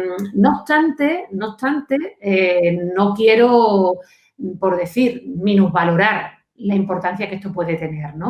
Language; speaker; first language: Spanish; native; Spanish